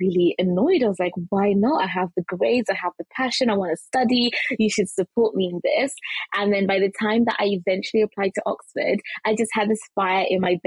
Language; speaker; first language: English; early bilingual, other home language; Shona